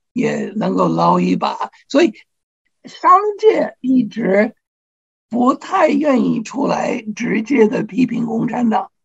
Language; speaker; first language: Chinese; non-native, fluent; English